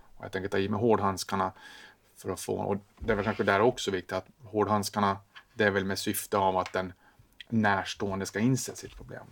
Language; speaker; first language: Swedish; native; Swedish